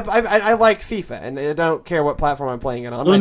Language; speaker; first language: English; native; English